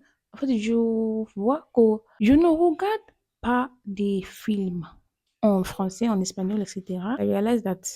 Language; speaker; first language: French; non-native, learner; English